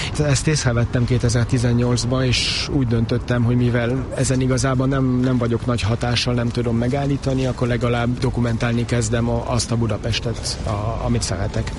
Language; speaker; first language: Hungarian; early bilingual, heritage; Hungarian